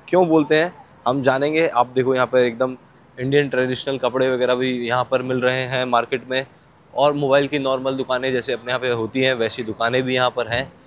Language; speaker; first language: Hindi; native; Hindi